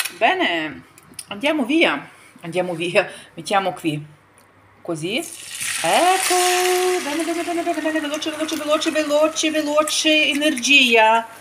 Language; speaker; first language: Italian; non-native, learner; Ukrainian